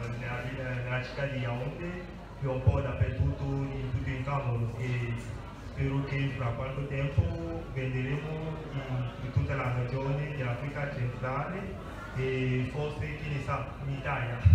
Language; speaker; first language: Italian; non-native, fluent; French